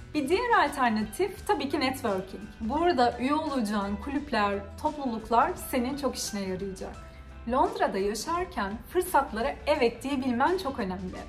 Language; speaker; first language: Turkish; native; Turkish